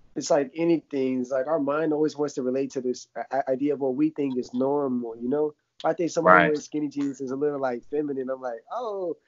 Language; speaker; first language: English; early bilingual, other home language; Russian